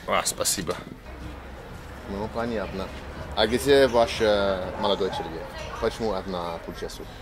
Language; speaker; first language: Russian; non-native, learner; English